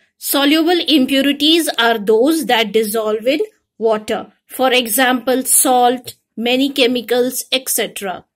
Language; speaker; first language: English; non-native, local second language; Hindi